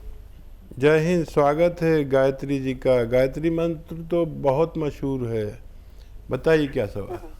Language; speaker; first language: Hindi; native; Hindi